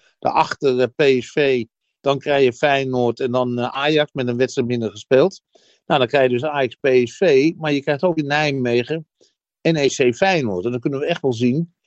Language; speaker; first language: Dutch; native; Dutch